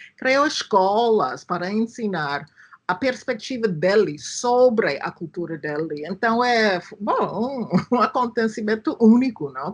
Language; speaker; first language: Portuguese; non-native, fluent; English